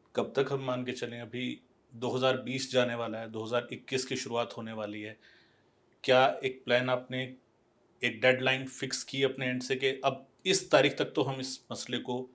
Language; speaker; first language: Hindi; non-native, local second language; Punjabi